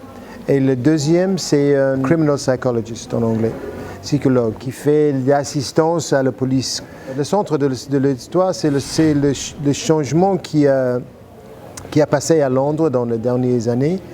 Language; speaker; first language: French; non-native, fluent; English